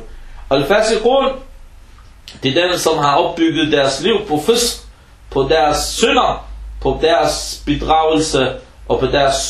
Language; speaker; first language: Danish; non-native, fluent; Arabic